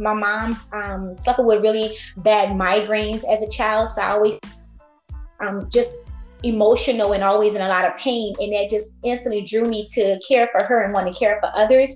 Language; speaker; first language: English; native; English